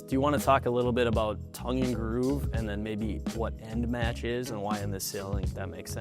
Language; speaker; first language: English; native; English